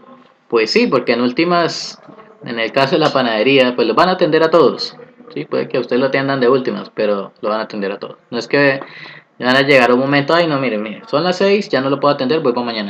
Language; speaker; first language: Spanish; native; Spanish